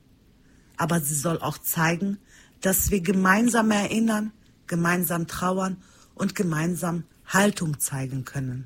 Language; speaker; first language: German; early bilingual, other home language; Turkish